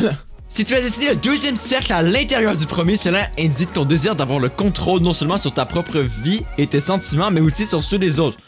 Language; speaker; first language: French; native; French